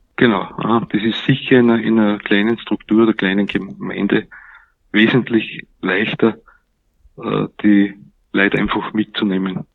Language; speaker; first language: German; native; German